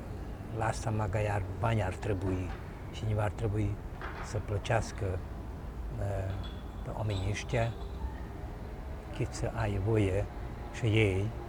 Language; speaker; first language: Romanian; early bilingual, heritage; Romanian